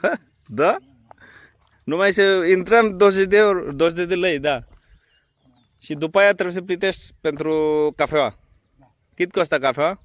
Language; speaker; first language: Romanian; non-native, learner; Bangla